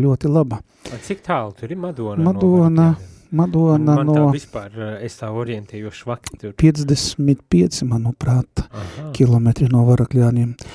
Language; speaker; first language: Latvian; native; Latvian